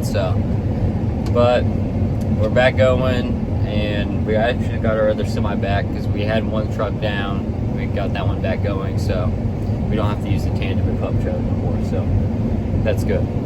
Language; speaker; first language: English; native; English